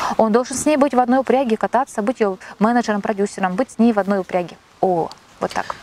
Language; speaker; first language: Russian; native; Russian